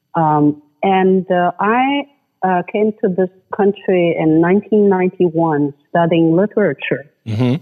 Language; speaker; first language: English; non-native, fluent; Chinese